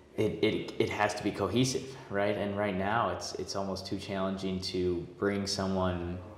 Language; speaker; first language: English; native; English